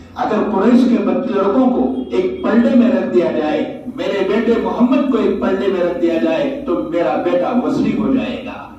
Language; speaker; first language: Urdu; native; Urdu